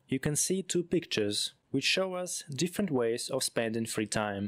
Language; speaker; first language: English; non-native, fluent; Russian